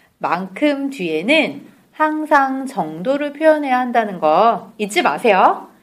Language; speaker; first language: Korean; native; Korean